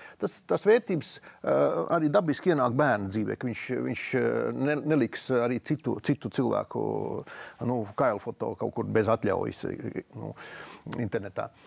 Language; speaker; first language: Latvian; non-native, local second language; Russian